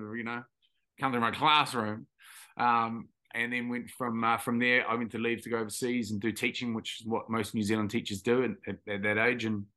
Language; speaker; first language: English; native; English